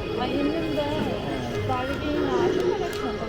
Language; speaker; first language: Korean; non-native, learner; Turkish